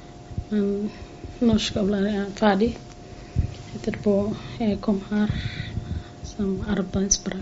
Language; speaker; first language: Norwegian; non-native, learner; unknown